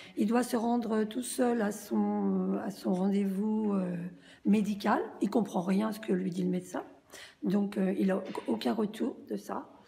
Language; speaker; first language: French; native; French